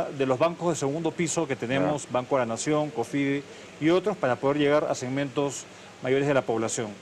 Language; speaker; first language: Spanish; native; Spanish